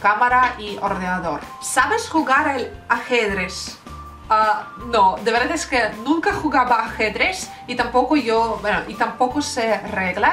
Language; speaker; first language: Spanish; non-native, learner; Russian